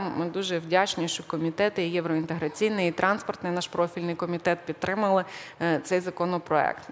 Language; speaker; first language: Ukrainian; native; Ukrainian